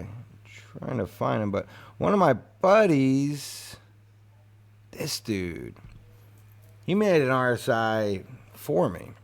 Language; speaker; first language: English; native; English